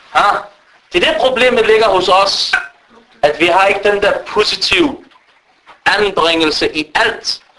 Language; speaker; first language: Danish; early bilingual, other home language; Arabic